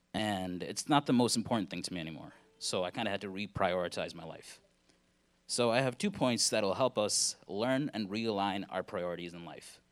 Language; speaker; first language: English; early bilingual, other home language; Hindi